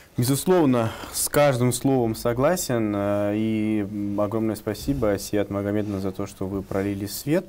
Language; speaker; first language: Russian; non-native, local second language; Tatar